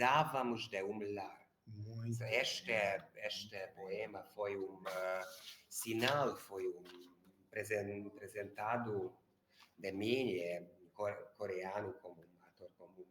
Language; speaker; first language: Portuguese; non-native, learner; Hungarian